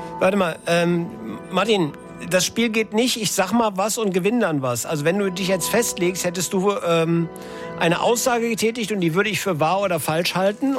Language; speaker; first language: German; native; German